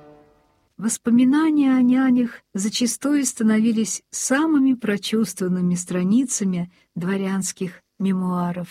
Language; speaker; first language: Russian; native; Russian